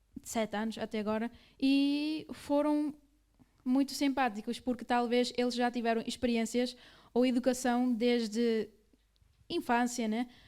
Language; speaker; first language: Portuguese; early bilingual, other home language; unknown